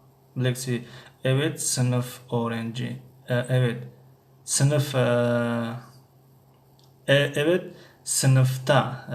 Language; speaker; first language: Turkish; non-native, fluent; Tajik